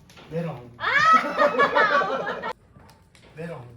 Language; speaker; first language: Korean; native; Korean